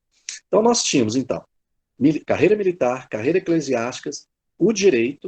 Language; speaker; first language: Portuguese; native; Portuguese